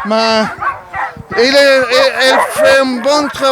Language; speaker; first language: French; non-native, learner; Spanish